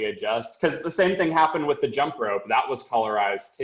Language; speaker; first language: English; native; English